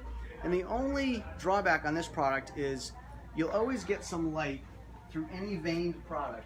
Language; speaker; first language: English; native; English